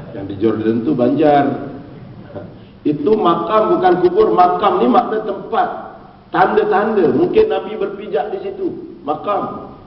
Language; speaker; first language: Malay; native; Malay